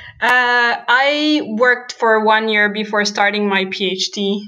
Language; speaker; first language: English; non-native, fluent; French